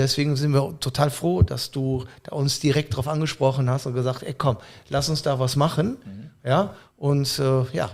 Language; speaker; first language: German; native; German